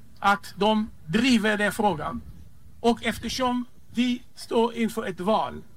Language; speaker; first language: Swedish; non-native, fluent; Hebrew